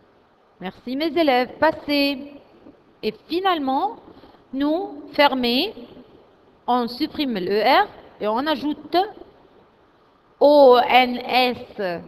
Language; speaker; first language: French; non-native, fluent; Arabic